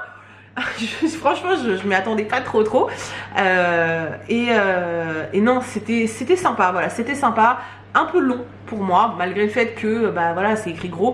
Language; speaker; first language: French; native; French